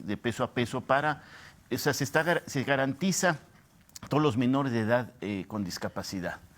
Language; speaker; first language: Spanish; native; Spanish